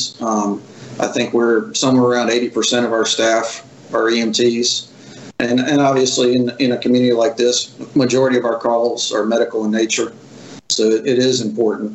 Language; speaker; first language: English; native; English